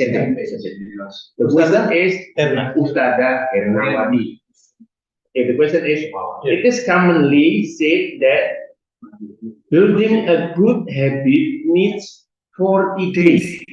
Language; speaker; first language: English; non-native, learner; Indonesian